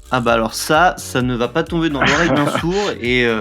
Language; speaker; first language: French; native; French